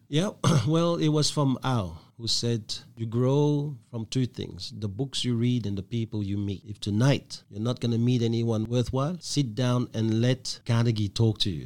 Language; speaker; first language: English; non-native, fluent; French